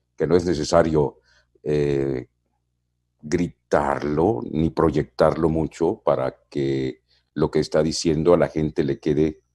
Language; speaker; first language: Spanish; native; Spanish